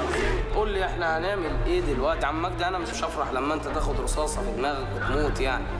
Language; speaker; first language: Arabic; native; Arabic